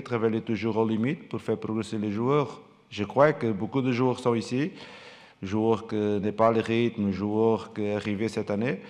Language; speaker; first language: French; non-native, fluent; Portuguese